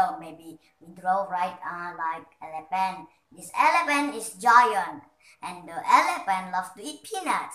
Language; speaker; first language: English; non-native, learner; Indonesian